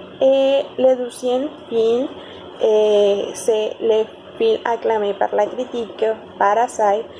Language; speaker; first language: French; non-native, learner; Spanish